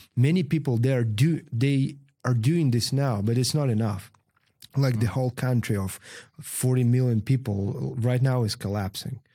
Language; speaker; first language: English; non-native, fluent; Ukrainian